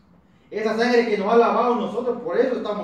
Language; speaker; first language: Spanish; native; Spanish